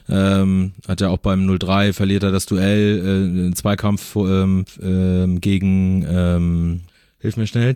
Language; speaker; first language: German; native; German